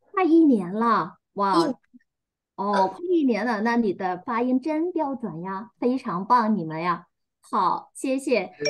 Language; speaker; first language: Chinese; non-native, fluent; Vietnamese